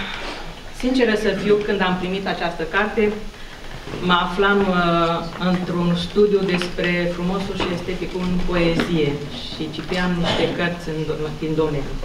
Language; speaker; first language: Romanian; native; Romanian